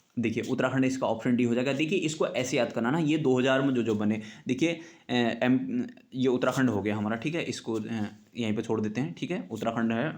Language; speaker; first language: Hindi; native; Hindi